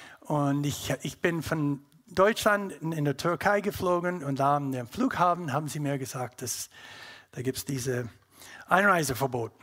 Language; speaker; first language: German; non-native, learner; English